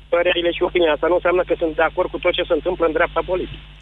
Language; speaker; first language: Romanian; native; Romanian